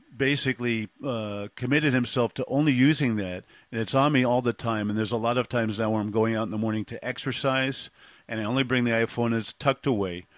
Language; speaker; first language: English; native; English